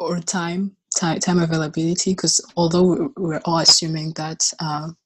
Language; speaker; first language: English; non-native, local second language; Kinyarwanda